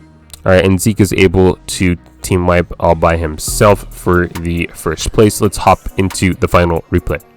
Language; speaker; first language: English; native; English